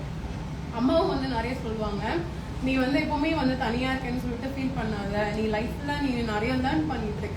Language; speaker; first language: Tamil; native; Tamil